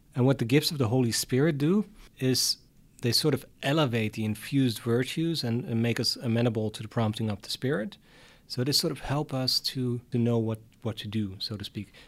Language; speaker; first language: English; non-native, fluent; Dutch